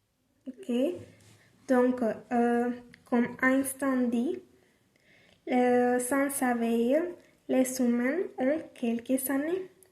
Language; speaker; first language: French; non-native, learner; Spanish